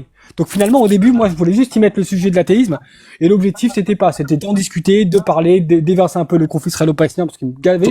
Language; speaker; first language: French; native; French